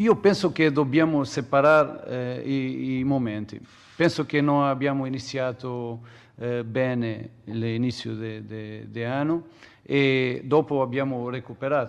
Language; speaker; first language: Italian; non-native, learner; Portuguese